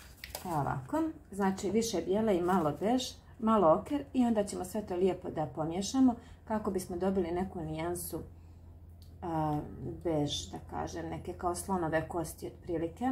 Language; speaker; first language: Croatian; native; Croatian